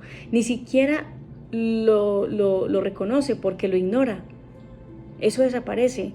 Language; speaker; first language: Spanish; native; Spanish